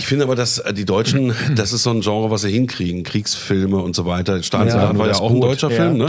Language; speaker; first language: German; native; German